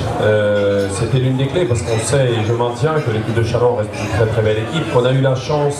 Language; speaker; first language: French; native; French